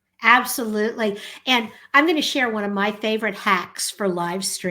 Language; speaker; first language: English; native; English